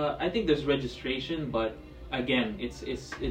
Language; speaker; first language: English; non-native, local second language; Filipino